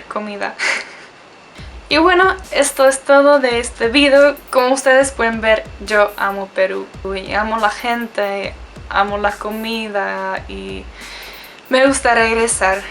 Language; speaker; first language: Spanish; non-native, fluent; Czech